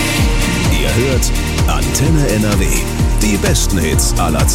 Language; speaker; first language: German; native; German